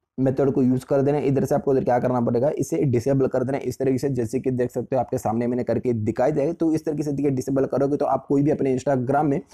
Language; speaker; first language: Hindi; native; Hindi